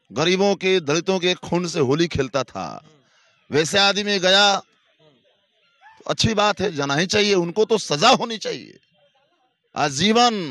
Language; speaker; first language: Hindi; native; Hindi